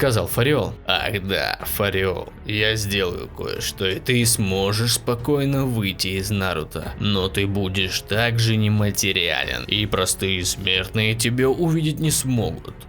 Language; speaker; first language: Russian; native; Russian